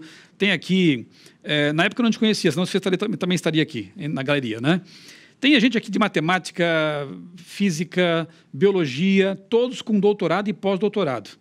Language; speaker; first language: Portuguese; native; Portuguese